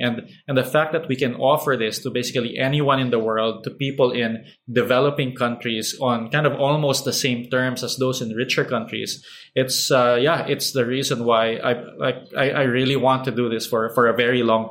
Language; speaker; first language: English; non-native, local second language; Filipino